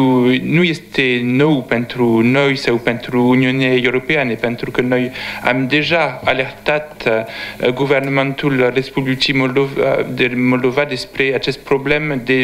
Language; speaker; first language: Romanian; non-native, learner; French